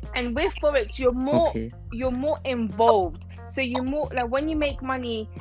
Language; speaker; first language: English; non-native, fluent; Persian